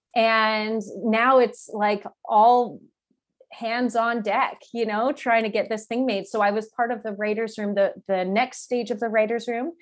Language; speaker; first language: English; native; English